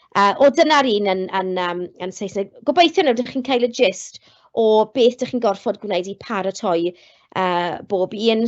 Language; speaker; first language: Welsh; non-native, local second language; English